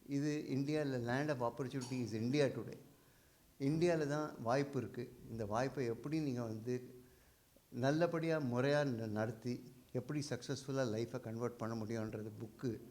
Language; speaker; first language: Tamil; non-native, local second language; Hindi